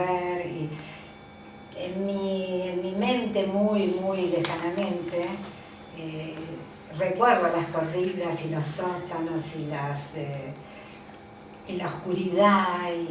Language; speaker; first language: Spanish; early bilingual, other home language; Italian